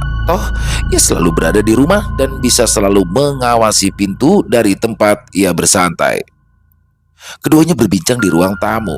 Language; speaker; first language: Indonesian; native; Indonesian